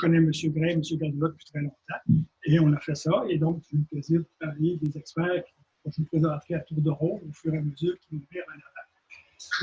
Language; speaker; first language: French; native; French